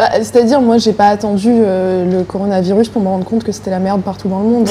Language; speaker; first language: French; native; French